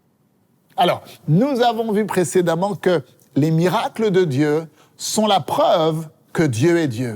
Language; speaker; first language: French; native; French